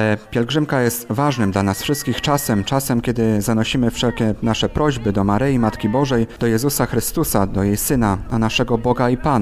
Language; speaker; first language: Polish; native; Polish